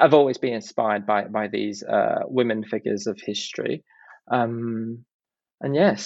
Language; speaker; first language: English; non-native, local second language; Filipino